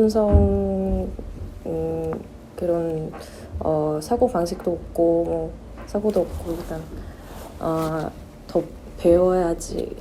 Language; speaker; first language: Korean; non-native, fluent; Vietnamese